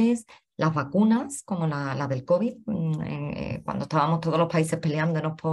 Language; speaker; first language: Spanish; native; Spanish